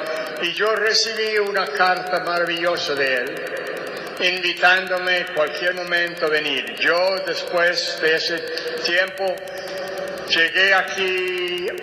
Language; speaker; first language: Spanish; non-native, fluent; English